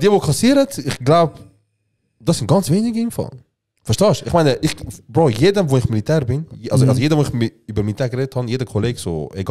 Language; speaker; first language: German; native; German